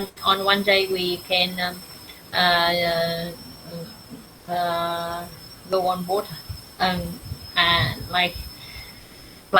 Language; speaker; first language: English; non-native, learner; Vietnamese